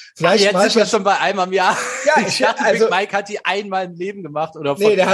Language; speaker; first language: German; native; German